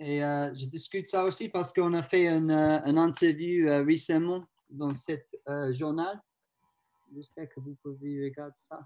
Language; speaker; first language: French; non-native, learner; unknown